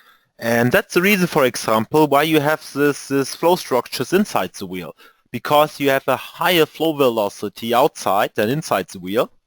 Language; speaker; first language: English; non-native, fluent; German